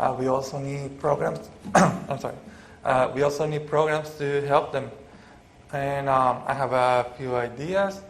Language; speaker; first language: English; non-native, fluent; Spanish